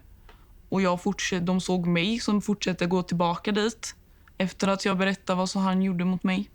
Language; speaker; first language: Swedish; native; Swedish